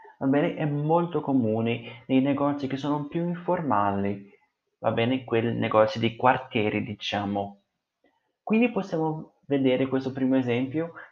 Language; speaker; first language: Italian; non-native, fluent; Portuguese